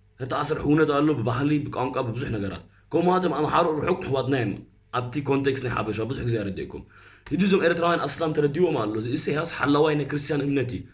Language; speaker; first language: Tigrinya; early bilingual, heritage; Tigrinya